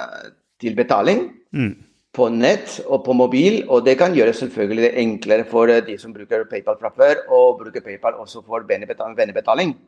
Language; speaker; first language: Norwegian; non-native, fluent; Spanish